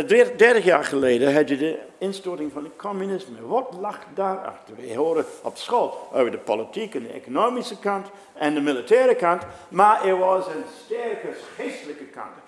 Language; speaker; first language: Dutch; non-native, fluent; English